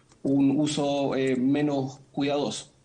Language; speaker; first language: Spanish; native; Spanish